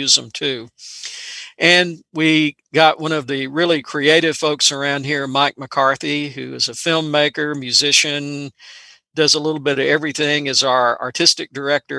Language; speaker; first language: English; native; English